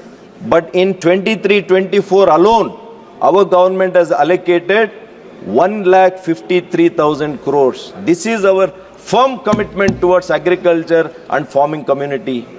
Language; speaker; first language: English; non-native, local second language; Kannada